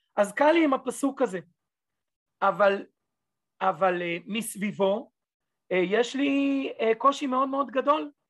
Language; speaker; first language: Hebrew; native; Hebrew